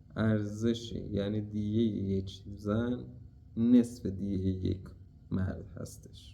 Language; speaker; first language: Persian; native; Persian